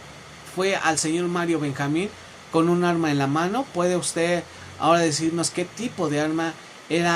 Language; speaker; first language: Spanish; native; Spanish